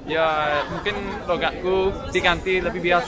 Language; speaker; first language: Indonesian; non-native, learner; English